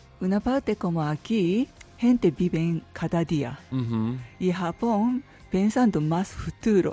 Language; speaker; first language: Spanish; non-native, learner; Japanese